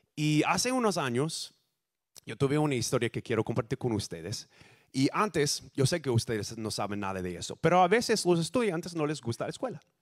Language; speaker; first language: Spanish; non-native, fluent; English